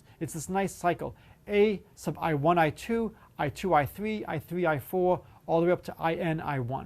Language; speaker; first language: English; native; English